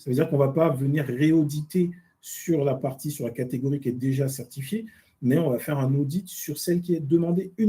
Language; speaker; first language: French; native; French